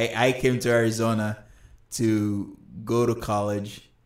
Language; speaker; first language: English; early bilingual, other home language; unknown